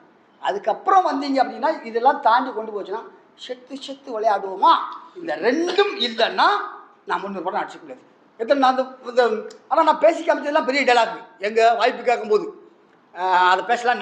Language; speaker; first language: Tamil; native; Tamil